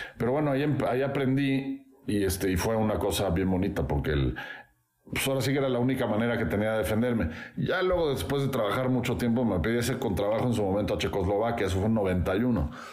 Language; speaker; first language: Spanish; native; Spanish